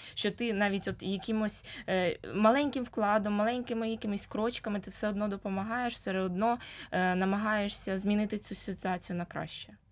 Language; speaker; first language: Ukrainian; native; Ukrainian